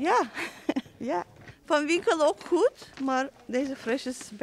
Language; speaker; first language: Dutch; non-native, learner; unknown